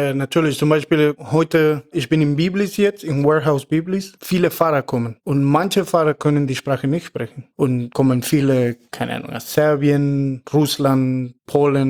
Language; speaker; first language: German; non-native, fluent; Spanish